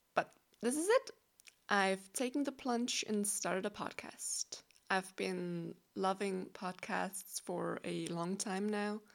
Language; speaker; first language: English; non-native, fluent; Danish